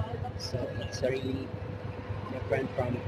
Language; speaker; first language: English; non-native, local second language; Filipino